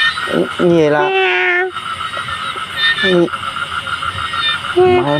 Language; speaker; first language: Vietnamese; native; Vietnamese